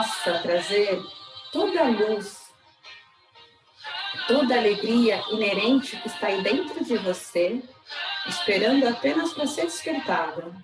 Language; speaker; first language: Portuguese; native; Portuguese